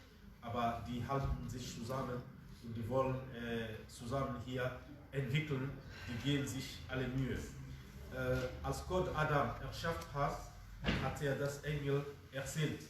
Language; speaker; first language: German; non-native, fluent; Fula